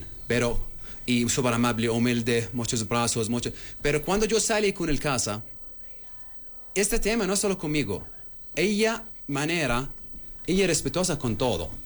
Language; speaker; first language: Spanish; non-native, learner; Arabic